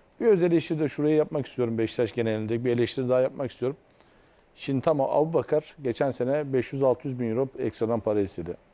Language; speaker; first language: Turkish; native; Turkish